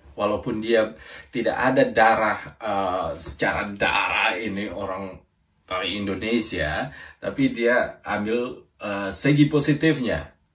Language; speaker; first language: Indonesian; native; Indonesian